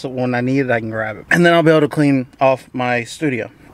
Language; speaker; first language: English; early bilingual, other home language; Spanish